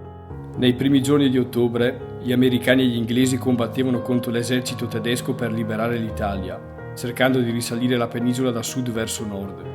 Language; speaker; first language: Italian; native; Italian